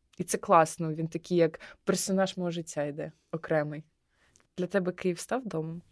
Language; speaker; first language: Ukrainian; non-native, local second language; Russian